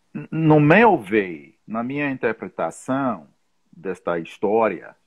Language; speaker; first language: Portuguese; non-native, fluent; English